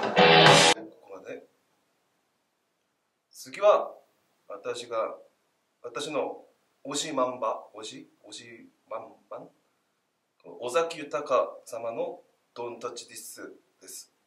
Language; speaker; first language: Japanese; non-native, learner; Korean